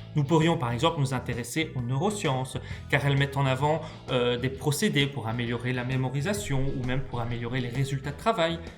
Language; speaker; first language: French; native; French